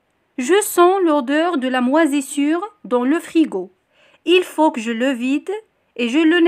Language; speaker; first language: French; non-native, local second language; Arabic